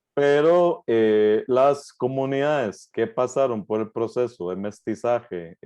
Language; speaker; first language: Spanish; native; Spanish